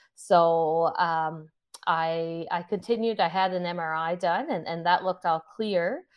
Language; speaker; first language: English; native; English